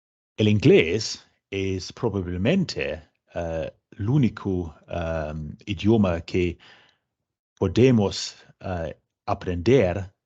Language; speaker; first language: Spanish; non-native, fluent; English